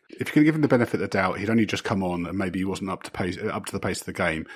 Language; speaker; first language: English; native; English